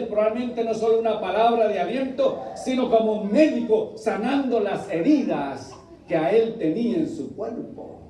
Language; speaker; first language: Spanish; native; Spanish